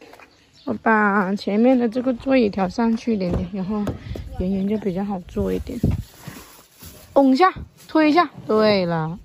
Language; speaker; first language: Chinese; native; Chinese